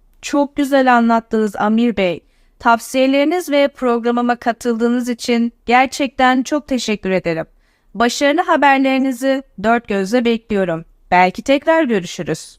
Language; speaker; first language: Turkish; native; Turkish